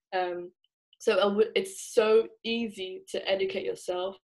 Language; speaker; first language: English; native; English